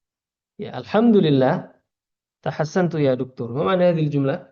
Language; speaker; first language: Arabic; non-native, fluent; Indonesian